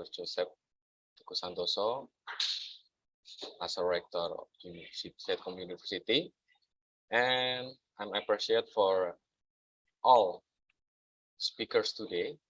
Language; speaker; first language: English; non-native, learner; Indonesian